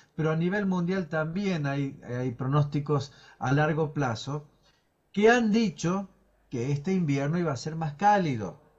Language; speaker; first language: Spanish; native; Spanish